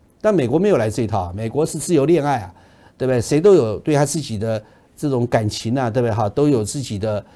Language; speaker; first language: Chinese; native; Chinese